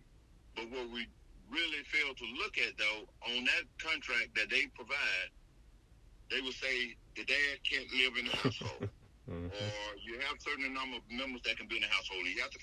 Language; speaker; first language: English; native; English